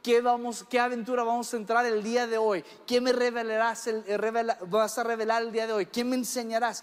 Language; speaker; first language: Spanish; early bilingual, other home language; English